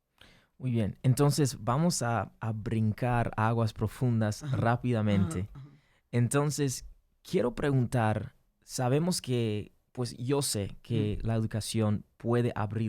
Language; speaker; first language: Spanish; early bilingual, heritage; English